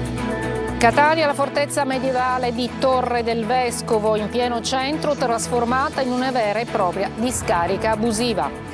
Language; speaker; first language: Italian; native; Italian